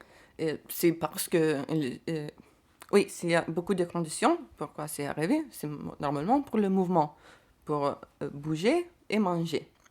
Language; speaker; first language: French; non-native, learner; Lithuanian